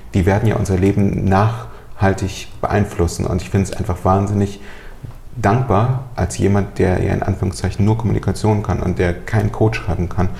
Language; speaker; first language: German; early bilingual, other home language; Russian